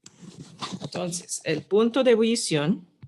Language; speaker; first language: Spanish; non-native, fluent; English